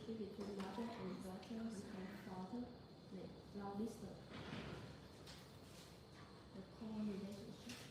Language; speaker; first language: English; non-native, learner; Vietnamese